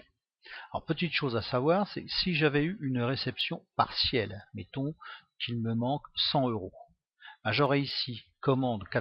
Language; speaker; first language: French; native; French